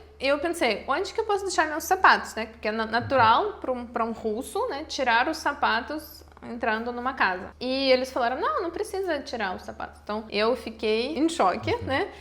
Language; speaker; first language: Portuguese; non-native, fluent; Russian